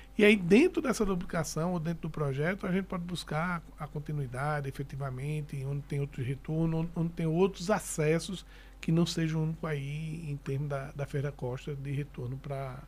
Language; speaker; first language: Portuguese; native; Portuguese